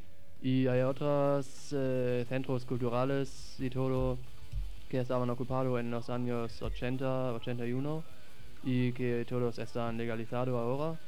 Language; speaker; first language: Spanish; non-native, fluent; German